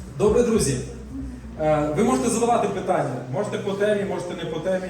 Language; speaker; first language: Ukrainian; non-native, local second language; Russian